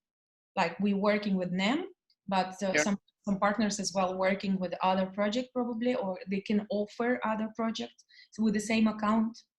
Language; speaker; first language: English; non-native, learner; Russian